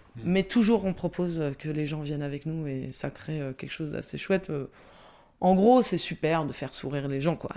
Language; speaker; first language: French; native; French